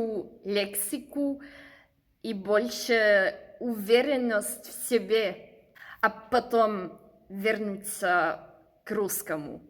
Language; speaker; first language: Russian; non-native, learner; German